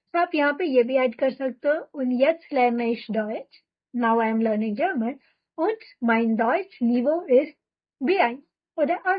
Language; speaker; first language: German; non-native, fluent; Hindi